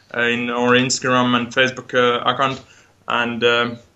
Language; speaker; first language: English; non-native, learner; Latvian